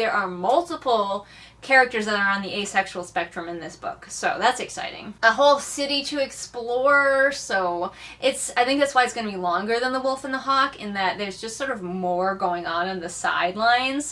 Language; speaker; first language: English; native; English